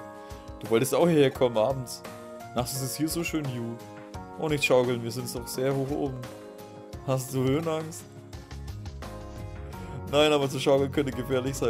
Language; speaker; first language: German; native; German